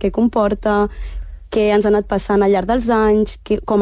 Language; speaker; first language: Catalan; early bilingual, heritage; Catalan